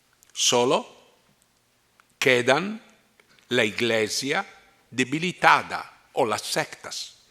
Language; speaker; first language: Spanish; non-native, fluent; Italian